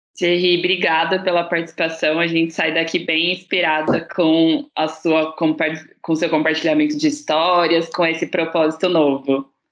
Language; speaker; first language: Portuguese; native; Portuguese